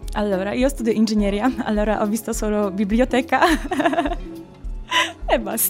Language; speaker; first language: Italian; non-native, learner; Polish